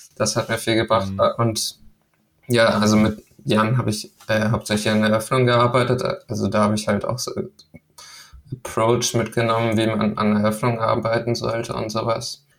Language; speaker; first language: German; early bilingual, other home language; Danish